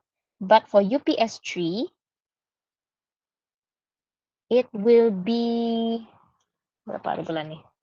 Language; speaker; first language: Malay; native; Malay